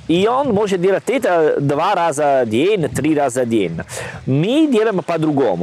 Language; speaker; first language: Russian; non-native, learner; Italian